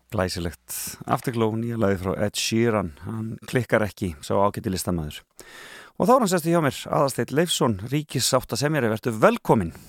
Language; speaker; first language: Icelandic; native; Icelandic